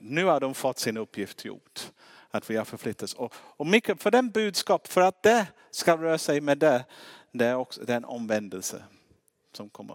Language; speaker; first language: Swedish; non-native, fluent; English